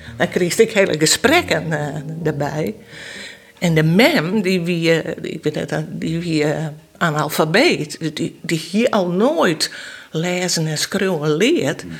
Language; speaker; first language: Dutch; non-native, local second language; Western Frisian